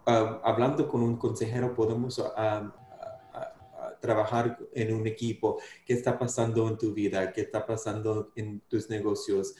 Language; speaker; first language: Spanish; non-native, fluent; English